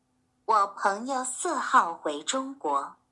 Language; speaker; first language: Chinese; non-native, learner; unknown